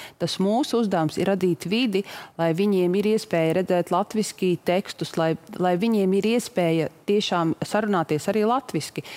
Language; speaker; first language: Latvian; native; Latvian